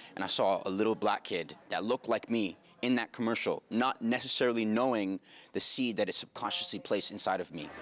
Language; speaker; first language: English; native; English